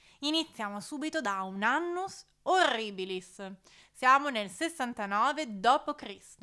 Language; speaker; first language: Italian; native; Italian